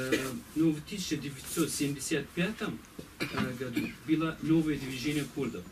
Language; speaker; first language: Russian; non-native, learner; Kurdish